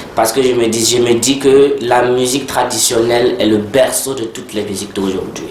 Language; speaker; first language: French; early bilingual, heritage; French